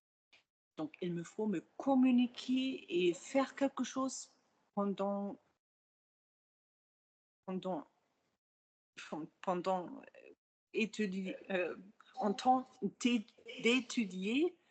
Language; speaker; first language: French; non-native, fluent; German